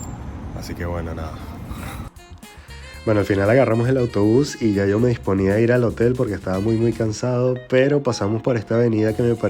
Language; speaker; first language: Spanish; native; Spanish